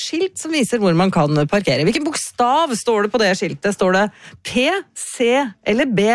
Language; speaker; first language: Norwegian; native; Norwegian